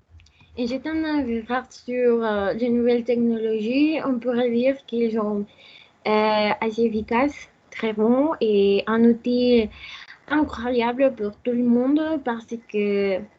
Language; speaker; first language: French; non-native, learner; Spanish